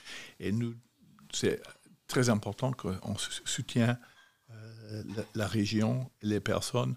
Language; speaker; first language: French; non-native, fluent; English